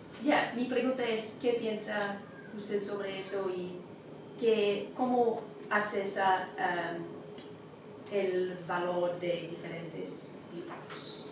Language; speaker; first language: Spanish; non-native, learner; English